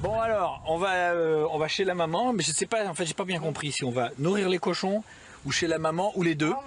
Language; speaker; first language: French; native; French